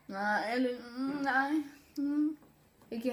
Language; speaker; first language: Norwegian; non-native, fluent; Arabic